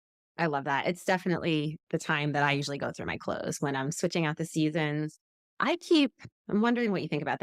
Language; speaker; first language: English; native; English